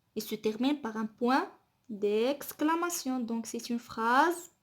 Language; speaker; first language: French; non-native, local second language; Arabic